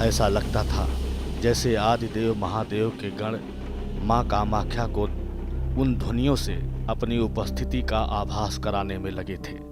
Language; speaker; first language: Hindi; native; Hindi